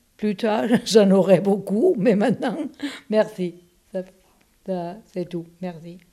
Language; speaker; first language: French; non-native, fluent; German